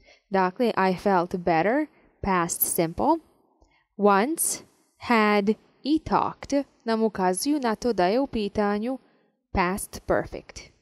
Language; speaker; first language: English; non-native, fluent; Serbian